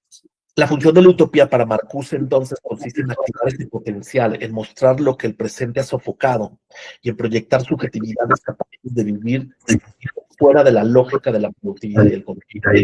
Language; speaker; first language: Spanish; native; Spanish